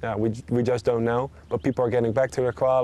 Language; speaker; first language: English; non-native, fluent; Dutch